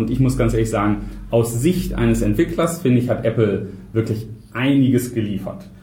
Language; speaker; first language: German; native; German